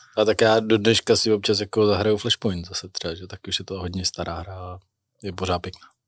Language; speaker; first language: Czech; native; Czech